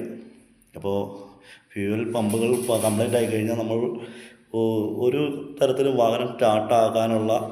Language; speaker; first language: Malayalam; native; Malayalam